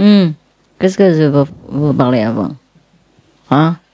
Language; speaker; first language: French; non-native, learner; Vietnamese